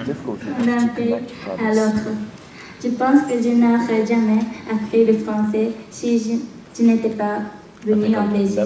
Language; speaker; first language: French; non-native, fluent; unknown